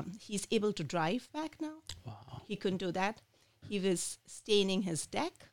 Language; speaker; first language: English; non-native, local second language; Bangla